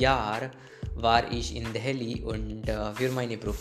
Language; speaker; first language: German; non-native, learner; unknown